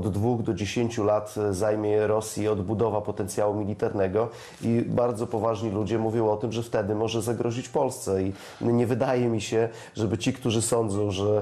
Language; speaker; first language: Polish; native; Polish